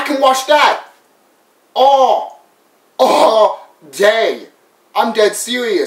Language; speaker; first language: English; native; English